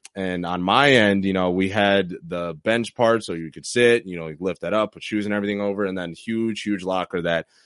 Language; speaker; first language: English; native; English